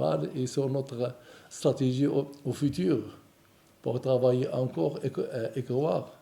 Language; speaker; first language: French; non-native, local second language; Arabic